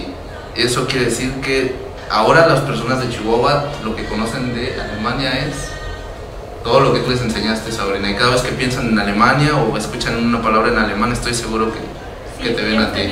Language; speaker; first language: Spanish; native; Spanish